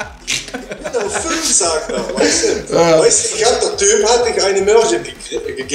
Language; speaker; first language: German; non-native, learner; Dutch